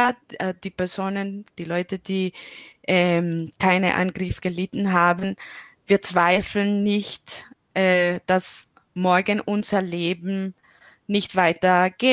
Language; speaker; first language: German; non-native, fluent; Spanish